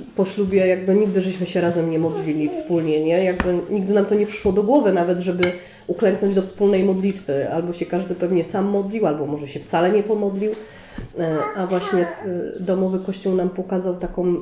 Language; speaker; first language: Polish; native; Polish